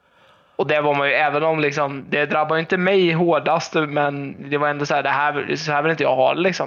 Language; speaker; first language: Swedish; native; Swedish